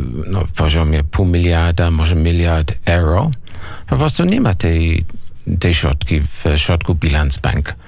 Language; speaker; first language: Polish; non-native, learner; English